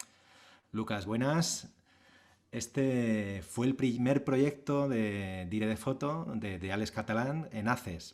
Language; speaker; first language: Spanish; native; Spanish